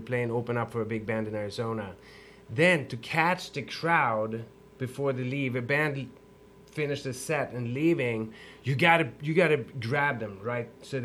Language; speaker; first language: English; non-native, fluent; Swedish